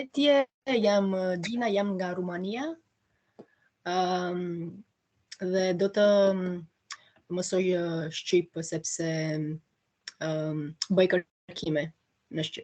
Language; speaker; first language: Albanian; non-native, learner; Romanian